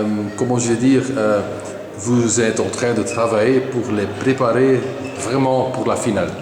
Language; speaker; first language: French; non-native, local second language; Dutch